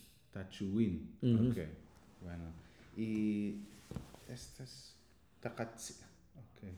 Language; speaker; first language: Spanish; non-native, fluent; English